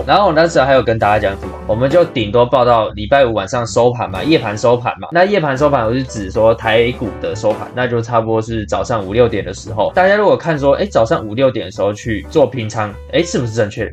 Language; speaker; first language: Chinese; native; Chinese